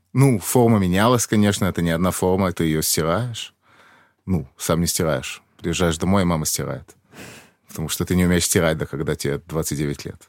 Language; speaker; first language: Russian; early bilingual, heritage; Russian